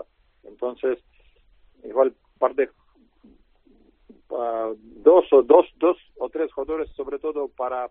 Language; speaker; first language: Spanish; non-native, learner; Russian